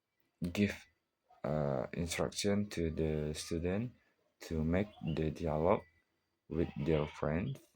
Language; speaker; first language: English; non-native, learner; Indonesian